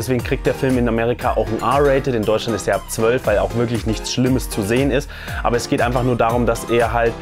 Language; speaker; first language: German; native; German